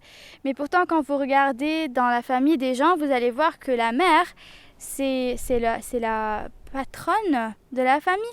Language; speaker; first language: French; non-native, local second language; Arabic